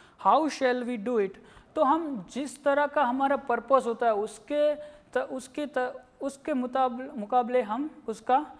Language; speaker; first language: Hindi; non-native, local second language; Gujarati